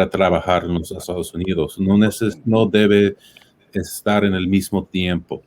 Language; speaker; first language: Spanish; non-native, fluent; English